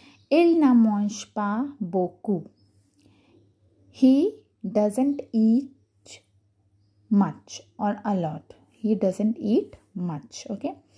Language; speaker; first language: English; non-native, local second language; Hindi